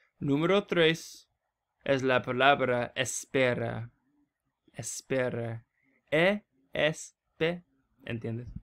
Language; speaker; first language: Spanish; non-native, learner; English